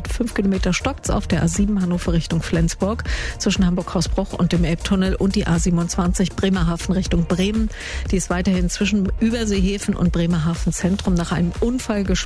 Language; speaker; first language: German; native; German